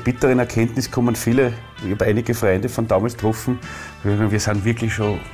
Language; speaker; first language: German; native; German